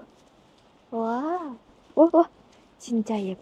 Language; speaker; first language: Korean; non-native, learner; Thai